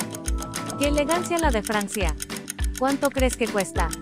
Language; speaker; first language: Spanish; native; Spanish